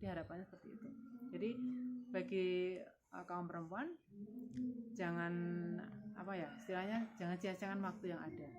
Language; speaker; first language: Indonesian; native; Indonesian